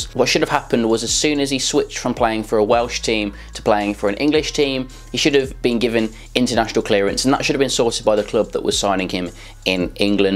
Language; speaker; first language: English; native; English